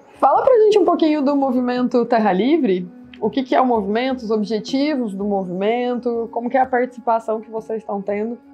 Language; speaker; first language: Portuguese; native; Portuguese